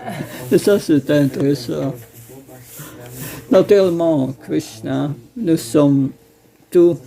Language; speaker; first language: French; non-native, fluent; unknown